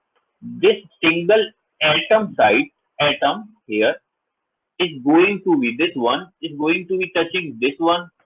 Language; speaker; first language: English; non-native, local second language; Hindi